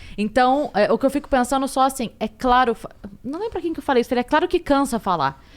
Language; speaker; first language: Portuguese; native; Portuguese